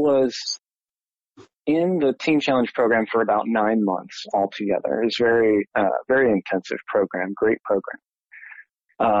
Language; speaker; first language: English; native; English